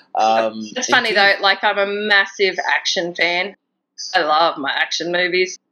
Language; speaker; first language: English; native; English